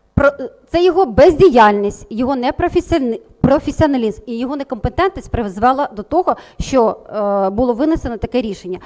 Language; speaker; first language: Ukrainian; native; Ukrainian